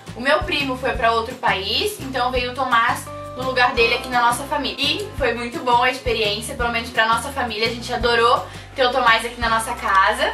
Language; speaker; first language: Portuguese; native; Portuguese